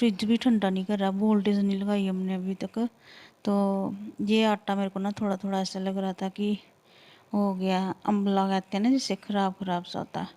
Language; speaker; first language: Hindi; non-native, local second language; Punjabi